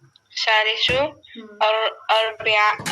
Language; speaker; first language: Arabic; non-native, learner; Urdu